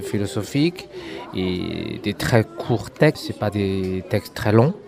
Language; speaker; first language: French; non-native, fluent; Chinese